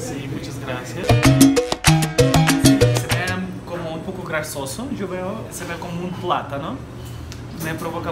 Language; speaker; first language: Spanish; non-native, fluent; Ukrainian